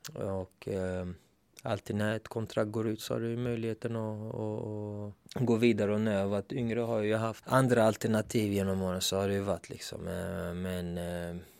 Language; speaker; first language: Swedish; early bilingual, other home language; Turkish